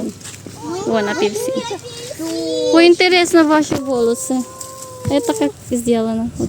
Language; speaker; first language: Russian; non-native, learner; Filipino